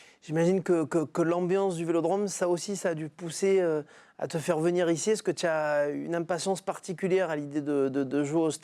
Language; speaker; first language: French; native; French